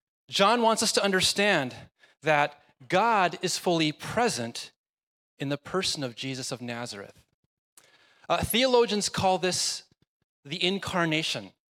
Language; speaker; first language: English; native; English